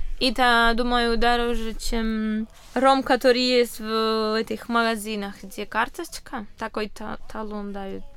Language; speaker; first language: Russian; non-native, fluent; Spanish